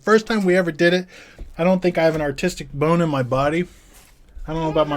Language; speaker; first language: English; native; English